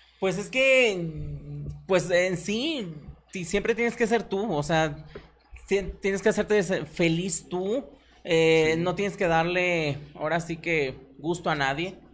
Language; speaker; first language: Spanish; native; Spanish